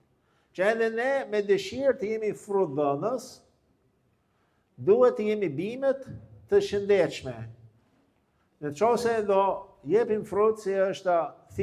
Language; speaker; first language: Albanian; non-native, fluent; English